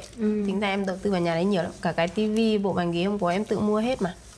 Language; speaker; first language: Vietnamese; native; Vietnamese